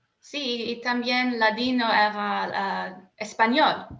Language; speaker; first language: Spanish; non-native, learner; English